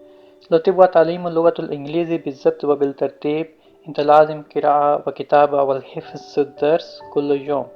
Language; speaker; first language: Arabic; non-native, learner; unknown